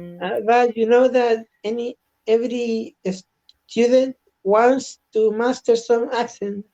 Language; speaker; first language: English; non-native, learner; Spanish